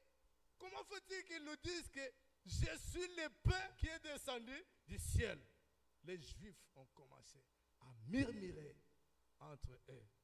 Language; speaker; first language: French; non-native, local second language; Lingala